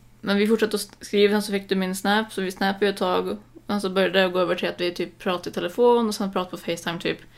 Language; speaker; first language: Swedish; native; Swedish